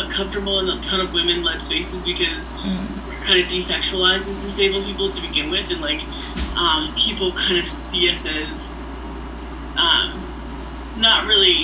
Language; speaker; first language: English; native; English